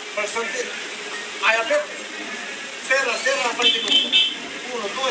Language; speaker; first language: Italian; non-native, learner; Albanian